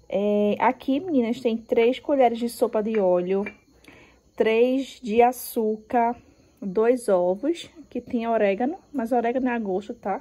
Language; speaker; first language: Portuguese; native; Portuguese